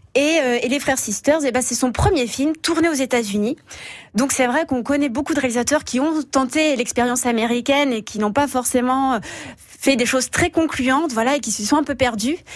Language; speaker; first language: French; native; French